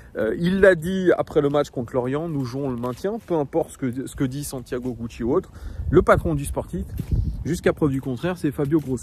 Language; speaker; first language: French; native; French